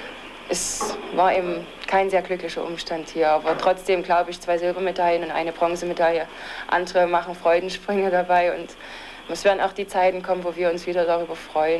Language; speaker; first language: German; native; German